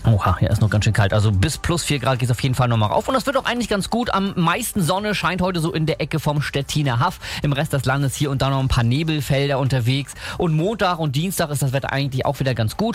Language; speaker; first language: German; native; German